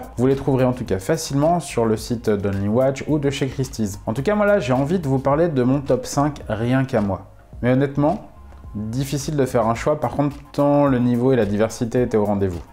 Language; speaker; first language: French; native; French